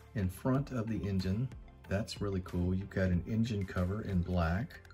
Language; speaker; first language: English; native; English